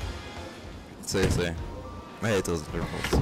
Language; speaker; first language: English; native; English